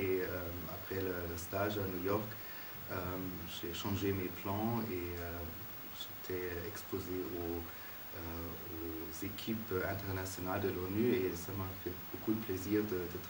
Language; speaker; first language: French; non-native, fluent; German